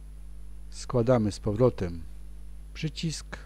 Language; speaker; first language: Polish; native; Polish